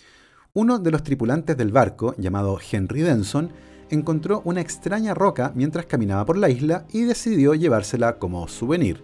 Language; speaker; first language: Spanish; native; Spanish